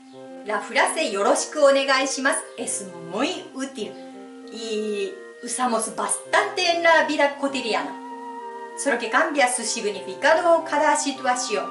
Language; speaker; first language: Spanish; non-native, fluent; Japanese